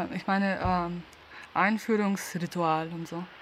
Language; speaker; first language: German; non-native, learner; Slovenian